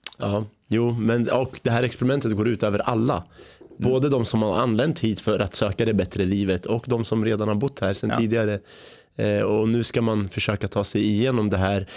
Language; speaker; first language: Swedish; early bilingual, other home language; Arabic